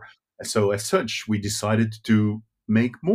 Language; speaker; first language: English; non-native, fluent; Dutch